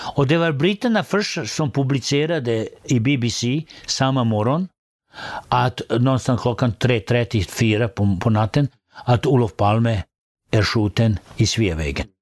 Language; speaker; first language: Swedish; non-native, fluent; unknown